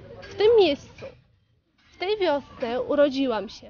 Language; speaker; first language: Polish; early bilingual, heritage; Polish